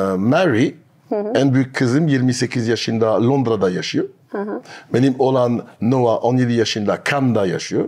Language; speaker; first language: Turkish; non-native, learner; French